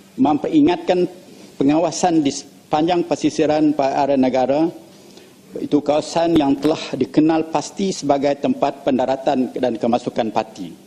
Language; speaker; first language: Malay; native; Malay